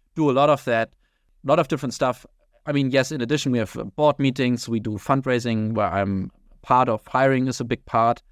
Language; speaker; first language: English; non-native, fluent; German